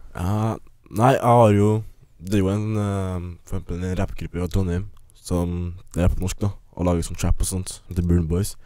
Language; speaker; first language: Norwegian; early bilingual, other home language; English